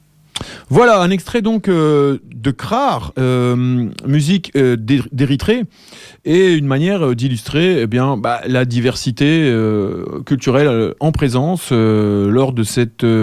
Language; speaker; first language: French; native; French